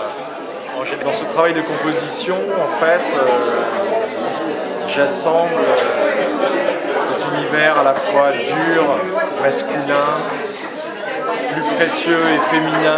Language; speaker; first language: French; native; French